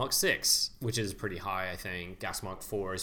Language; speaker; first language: English; native; English